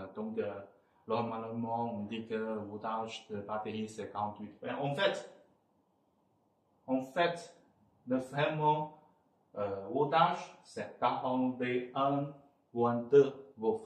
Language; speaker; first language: French; non-native, fluent; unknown